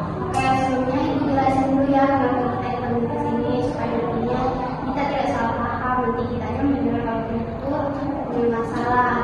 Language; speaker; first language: Indonesian; native; Indonesian